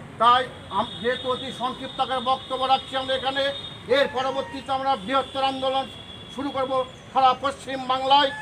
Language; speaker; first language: Bangla; non-native, local second language; Santali